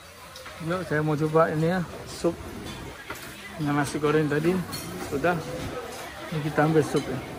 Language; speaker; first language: Indonesian; non-native, learner; Arabic